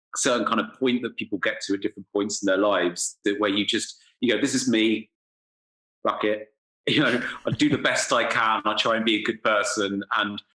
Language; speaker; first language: English; native; English